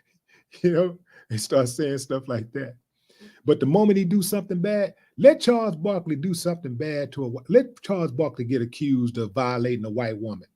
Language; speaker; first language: English; native; English